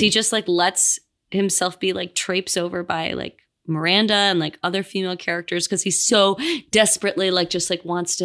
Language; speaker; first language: English; native; English